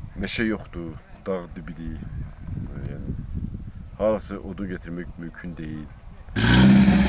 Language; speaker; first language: Azerbaijani; non-native, local second language; Lezghian